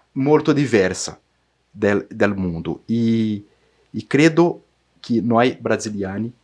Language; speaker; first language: Italian; non-native, learner; Portuguese